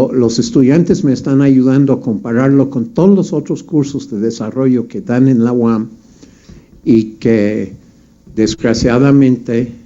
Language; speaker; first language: Spanish; non-native, fluent; English